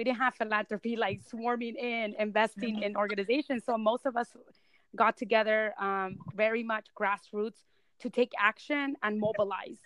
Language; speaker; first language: English; early bilingual, other home language; Spanish